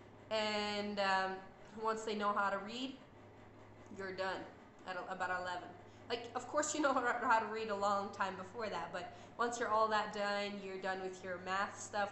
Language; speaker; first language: English; early bilingual, other home language; Plautdietsch